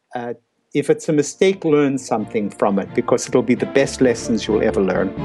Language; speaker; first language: English; native; English